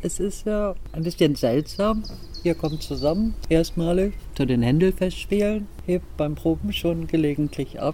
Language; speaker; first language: German; native; German